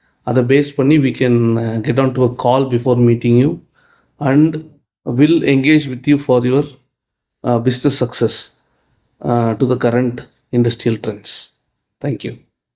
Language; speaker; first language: English; non-native, local second language; Tamil